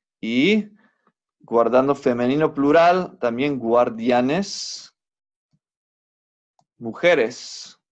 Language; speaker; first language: Spanish; non-native, fluent; English